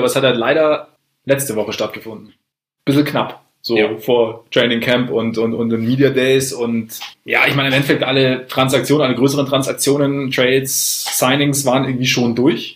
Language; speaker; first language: German; native; German